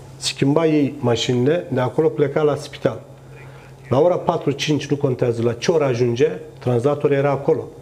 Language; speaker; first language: Romanian; non-native, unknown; Turkish